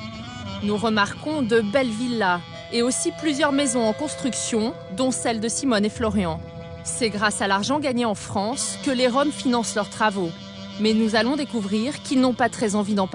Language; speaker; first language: French; native; French